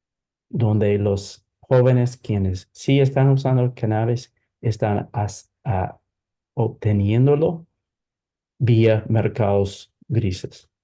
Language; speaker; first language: Spanish; non-native, fluent; English